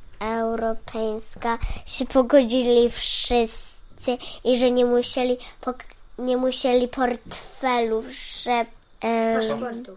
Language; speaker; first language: Polish; early bilingual, heritage; Polish